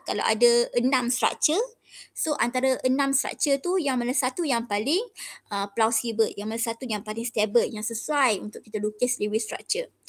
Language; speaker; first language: Malay; native; Malay